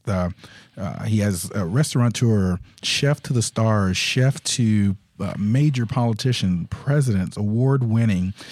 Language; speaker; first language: English; native; English